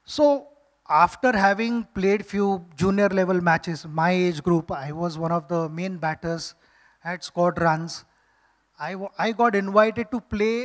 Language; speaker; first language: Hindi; non-native, local second language; Marathi